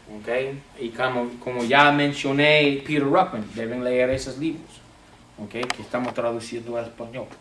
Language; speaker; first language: Spanish; non-native, fluent; English